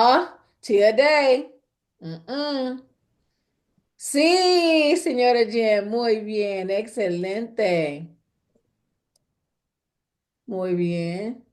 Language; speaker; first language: Spanish; non-native, fluent; English